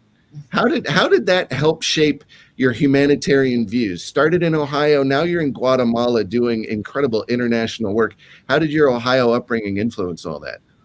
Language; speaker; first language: English; native; English